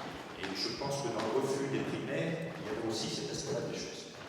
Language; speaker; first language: French; native; French